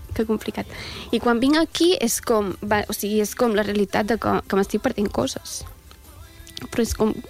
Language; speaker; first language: Catalan; native; Catalan